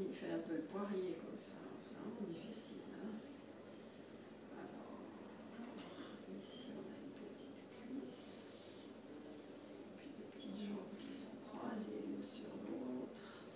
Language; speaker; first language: French; native; French